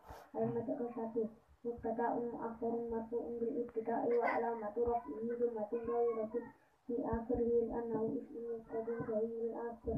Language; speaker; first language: Arabic; non-native, learner; Javanese